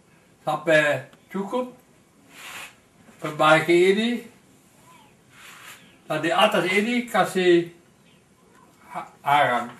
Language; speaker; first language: Indonesian; non-native, learner; Dutch